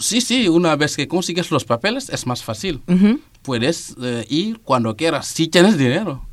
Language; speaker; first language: Spanish; non-native, fluent; Serer